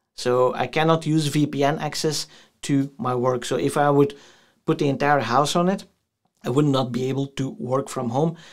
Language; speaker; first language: English; non-native, fluent; Dutch